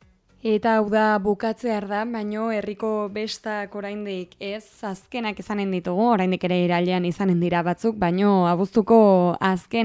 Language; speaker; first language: Basque; native; Basque